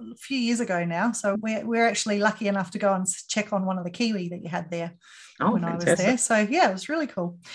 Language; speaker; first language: English; native; English